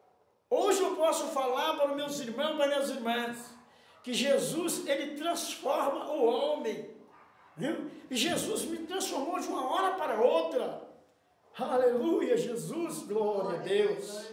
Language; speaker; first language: Portuguese; native; Portuguese